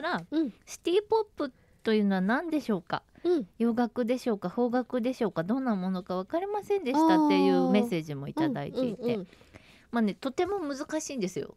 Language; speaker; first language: Japanese; native; Japanese